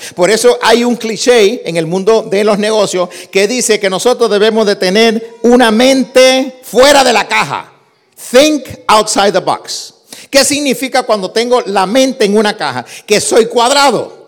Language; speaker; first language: Spanish; early bilingual, heritage; Spanish